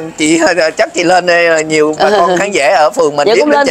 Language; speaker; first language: Vietnamese; native; Vietnamese